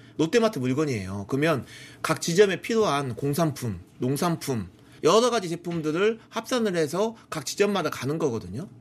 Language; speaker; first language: Korean; native; Korean